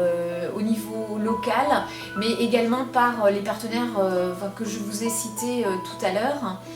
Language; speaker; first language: French; native; French